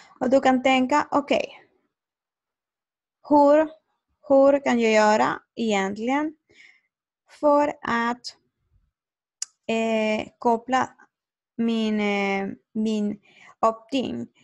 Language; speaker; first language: Swedish; non-native, learner; Spanish